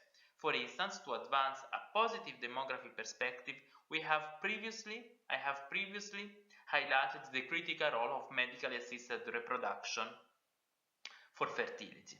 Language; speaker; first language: English; non-native, fluent; Italian